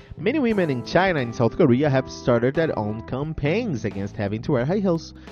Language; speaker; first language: English; non-native, fluent; Portuguese